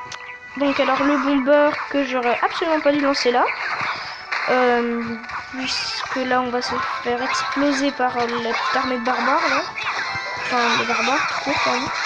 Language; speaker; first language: French; native; French